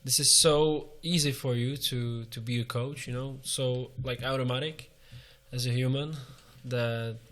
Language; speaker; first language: English; non-native, learner; Czech